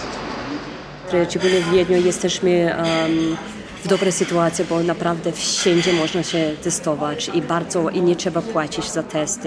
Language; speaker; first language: Polish; non-native, fluent; German